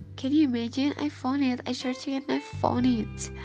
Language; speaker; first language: English; non-native, fluent; Indonesian